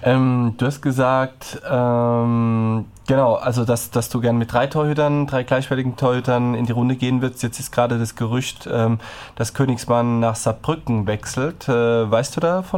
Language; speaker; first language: German; native; German